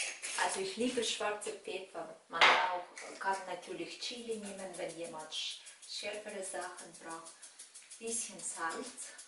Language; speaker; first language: German; non-native, fluent; Russian